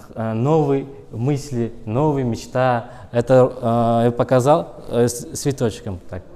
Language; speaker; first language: Russian; non-native, learner; Uzbek